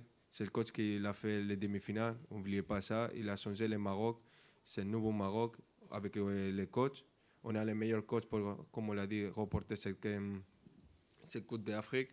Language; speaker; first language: French; non-native, fluent; Spanish